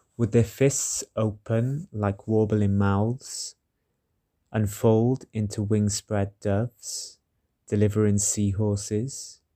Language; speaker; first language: English; native; English